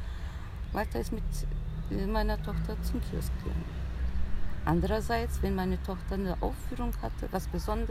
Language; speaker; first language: German; early bilingual, other home language; Turkish